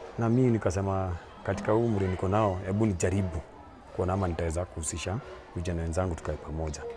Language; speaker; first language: Swahili; native; Swahili